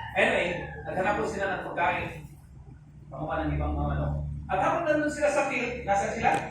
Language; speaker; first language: Filipino; non-native, local second language; Hiligaynon